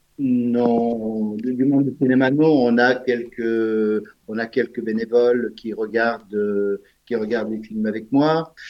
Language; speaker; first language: French; native; French